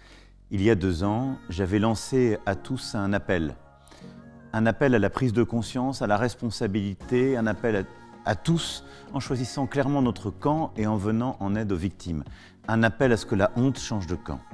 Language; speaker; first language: French; native; French